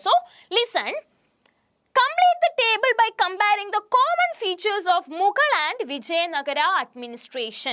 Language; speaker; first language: English; non-native, local second language; Malayalam